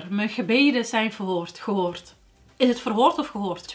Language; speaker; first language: Dutch; native; Dutch